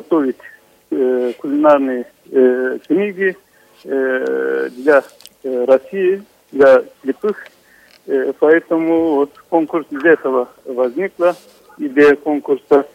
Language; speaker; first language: Russian; non-native, fluent; Turkish